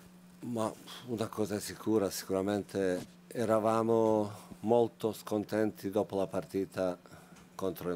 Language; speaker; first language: Italian; non-native, fluent; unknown